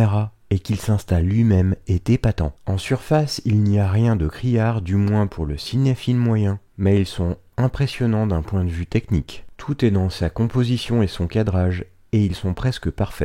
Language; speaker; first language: French; native; French